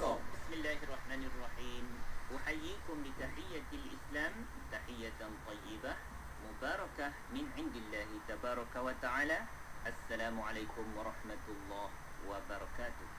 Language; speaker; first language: Arabic; non-native, fluent; Malay